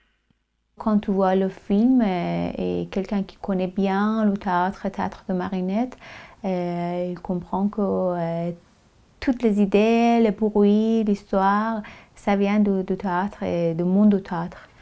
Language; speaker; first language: French; non-native, fluent; Persian